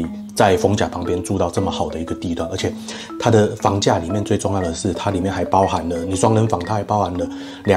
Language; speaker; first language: Chinese; native; Chinese